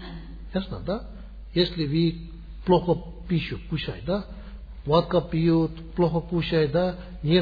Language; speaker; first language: Russian; non-native, learner; Tibetan